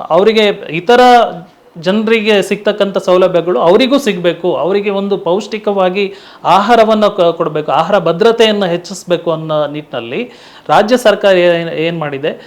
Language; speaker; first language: Kannada; non-native, local second language; Tulu